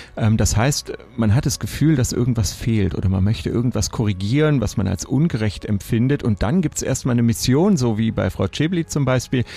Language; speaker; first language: German; native; German